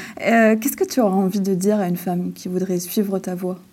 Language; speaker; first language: French; native; French